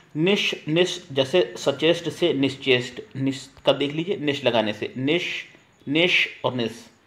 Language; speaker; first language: Hindi; native; Hindi